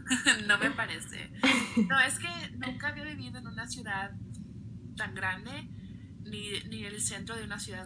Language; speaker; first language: Spanish; early bilingual, other home language; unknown